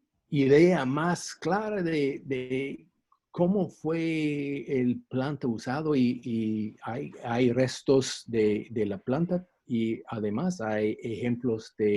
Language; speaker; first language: Spanish; non-native, fluent; English